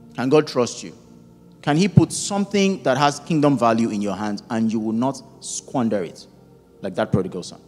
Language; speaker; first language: English; non-native, local second language; Yoruba